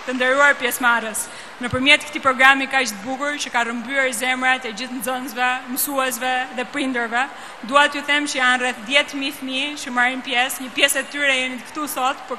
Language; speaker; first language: Albanian; native; Albanian